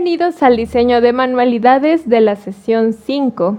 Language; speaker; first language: Spanish; native; Spanish